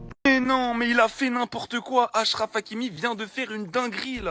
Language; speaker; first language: French; native; French